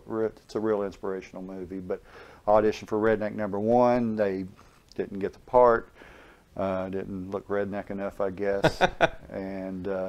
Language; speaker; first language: English; native; English